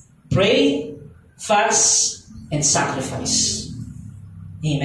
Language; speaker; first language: English; non-native, local second language; Filipino